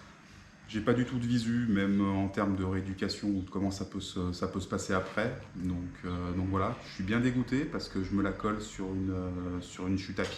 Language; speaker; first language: French; native; French